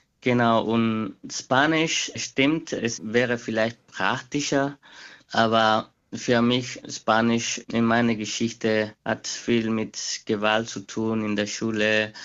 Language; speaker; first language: German; non-native, fluent; Quechua